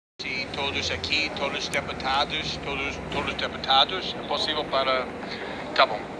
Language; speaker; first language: Portuguese; non-native, fluent; English